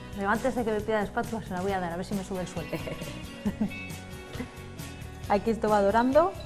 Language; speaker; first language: Spanish; native; Spanish